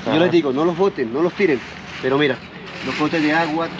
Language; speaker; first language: Spanish; native; Spanish